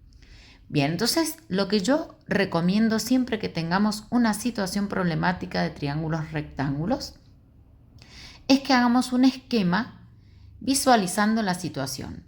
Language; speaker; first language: Spanish; native; Spanish